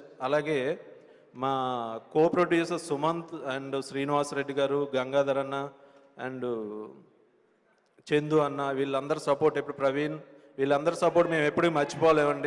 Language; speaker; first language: Telugu; native; Telugu